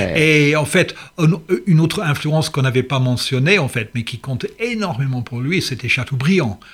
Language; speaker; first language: French; non-native, fluent; English